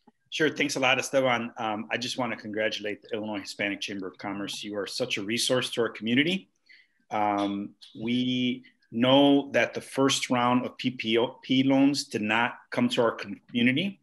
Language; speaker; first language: English; early bilingual, other home language; Spanish